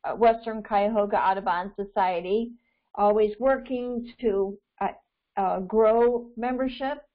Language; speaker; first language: English; native; English